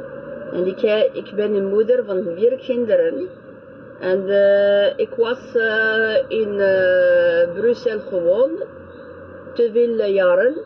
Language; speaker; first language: Dutch; non-native, learner; French